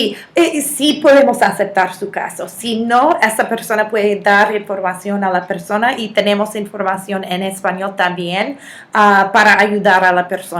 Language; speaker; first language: Spanish; non-native, fluent; English